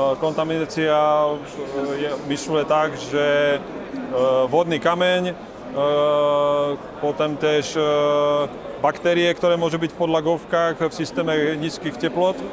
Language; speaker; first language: Polish; non-native, learner; Slovak